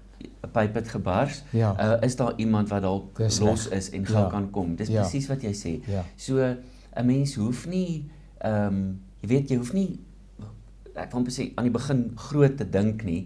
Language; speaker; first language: Afrikaans; native; Afrikaans